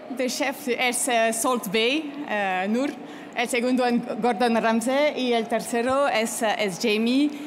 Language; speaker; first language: Spanish; non-native, fluent; French